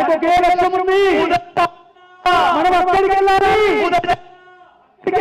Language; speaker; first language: Telugu; native; Telugu